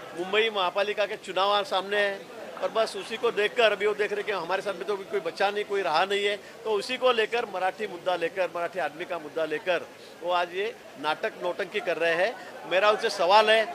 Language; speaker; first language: Hindi; non-native, local second language; Marathi